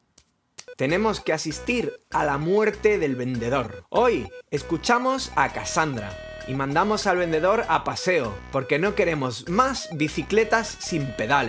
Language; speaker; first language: Spanish; native; Spanish